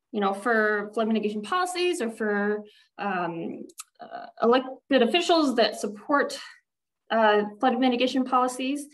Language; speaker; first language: English; native; English